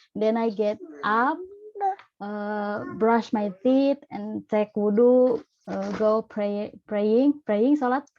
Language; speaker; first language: English; non-native, learner; Indonesian